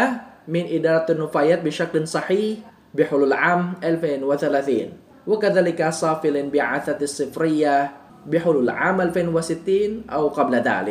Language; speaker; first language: Arabic; non-native, fluent; Indonesian